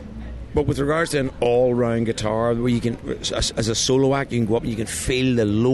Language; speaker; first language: English; native; English